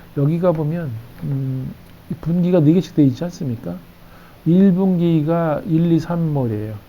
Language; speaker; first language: Korean; native; Korean